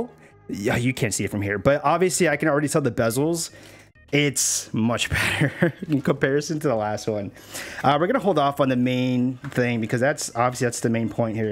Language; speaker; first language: English; native; English